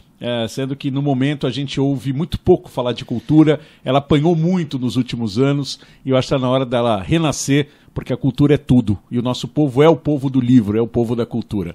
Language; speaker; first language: Portuguese; native; Portuguese